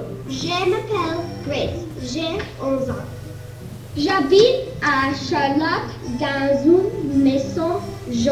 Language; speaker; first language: French; non-native, learner; English